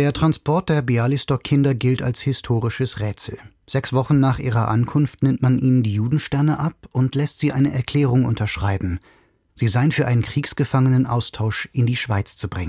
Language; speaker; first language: German; native; German